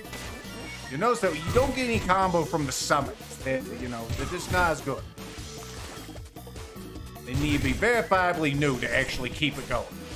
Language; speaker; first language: English; native; English